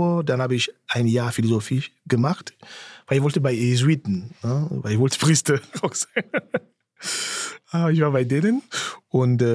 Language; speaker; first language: German; non-native, fluent; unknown